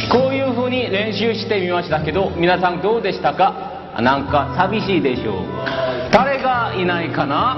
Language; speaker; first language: Japanese; non-native, fluent; Korean